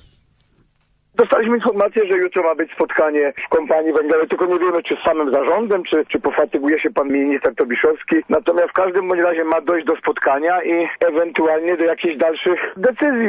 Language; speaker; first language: Polish; native; Polish